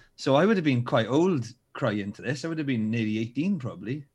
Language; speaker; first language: English; native; English